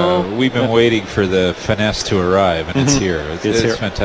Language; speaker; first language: English; native; English